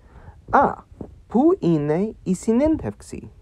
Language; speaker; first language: Greek; non-native, learner; English